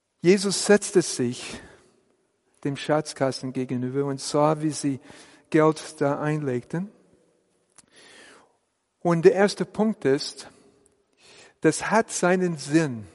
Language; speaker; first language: German; non-native, fluent; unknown